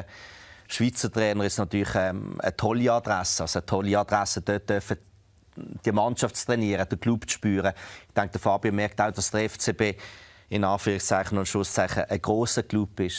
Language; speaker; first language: German; native; German